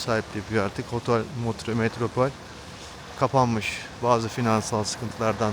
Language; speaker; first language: Turkish; native; Turkish